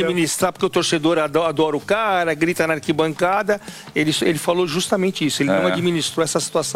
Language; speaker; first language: Portuguese; native; Portuguese